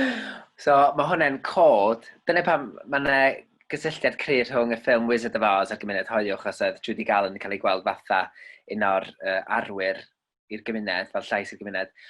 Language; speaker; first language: Welsh; native; Welsh